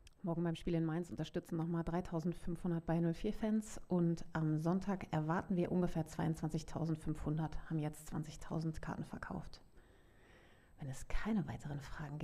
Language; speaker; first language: German; native; German